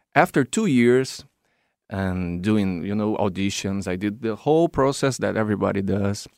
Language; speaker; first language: English; non-native, fluent; Portuguese